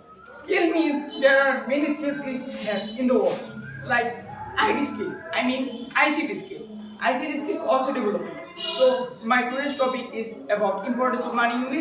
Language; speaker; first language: English; non-native, learner; Bangla